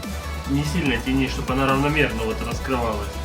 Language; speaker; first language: Russian; native; Russian